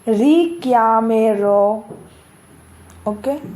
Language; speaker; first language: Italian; non-native, fluent; Urdu